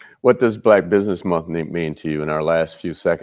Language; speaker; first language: English; native; English